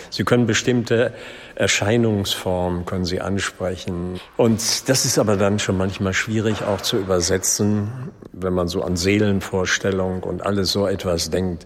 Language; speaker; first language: German; native; German